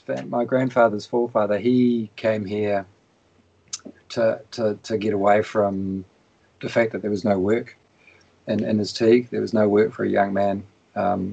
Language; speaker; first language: English; native; English